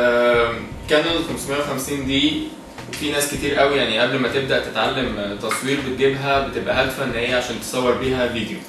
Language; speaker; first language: Arabic; native; Arabic